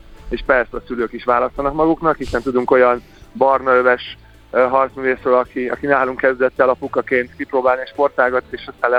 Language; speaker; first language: Hungarian; native; Hungarian